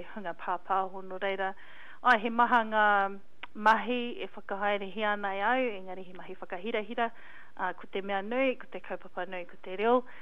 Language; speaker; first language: Māori; non-native, local second language; English